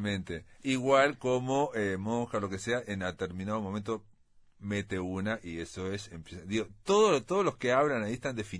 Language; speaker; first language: Spanish; native; Spanish